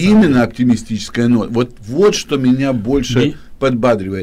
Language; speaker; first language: Russian; native; Russian